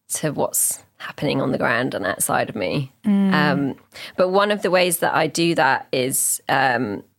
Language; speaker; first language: English; native; English